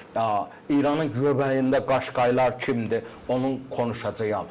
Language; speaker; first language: Azerbaijani; native; Azerbaijani